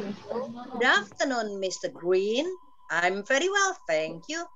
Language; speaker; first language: English; non-native, fluent; Indonesian